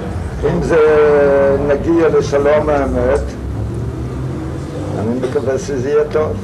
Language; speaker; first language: Hebrew; non-native, fluent; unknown